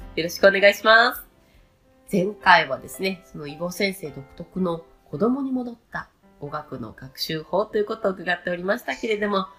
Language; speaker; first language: Japanese; native; Japanese